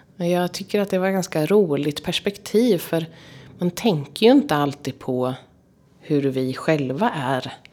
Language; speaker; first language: Swedish; native; Swedish